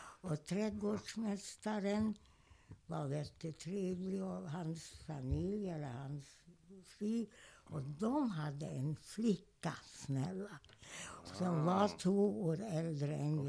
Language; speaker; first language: Swedish; non-native, fluent; Hungarian